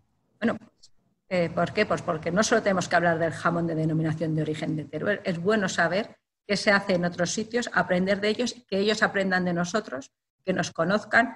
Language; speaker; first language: Spanish; native; Spanish